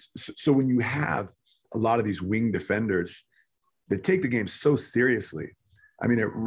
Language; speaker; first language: English; native; English